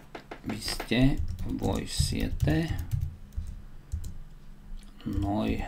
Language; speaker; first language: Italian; non-native, learner; Slovak